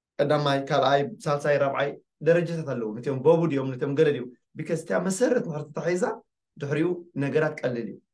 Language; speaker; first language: Tigrinya; native; Tigrinya